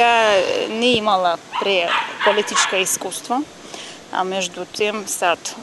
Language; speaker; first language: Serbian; non-native, learner; Russian